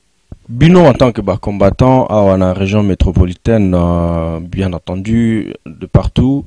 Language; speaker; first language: French; non-native, local second language; Lingala